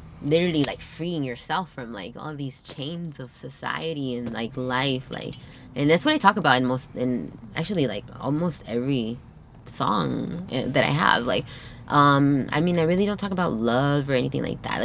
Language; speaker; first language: English; early bilingual, other home language; Spanish